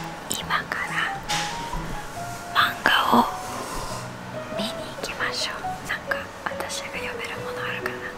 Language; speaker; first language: Japanese; non-native, fluent; English